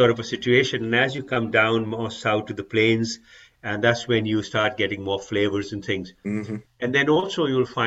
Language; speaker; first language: English; non-native, local second language; Urdu